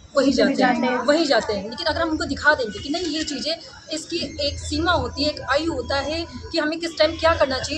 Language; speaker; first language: Hindi; native; Hindi